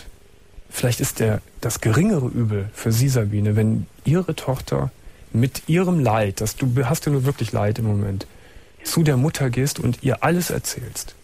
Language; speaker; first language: German; native; German